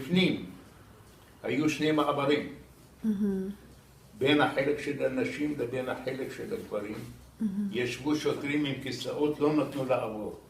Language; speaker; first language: Hebrew; non-native, fluent; Arabic